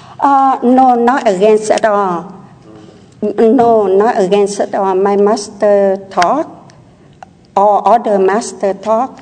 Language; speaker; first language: English; non-native, learner; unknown